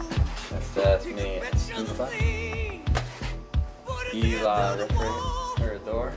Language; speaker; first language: Spanish; non-native, learner; English